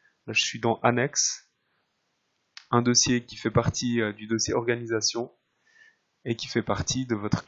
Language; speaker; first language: French; native; French